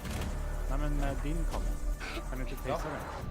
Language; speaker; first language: Swedish; native; Swedish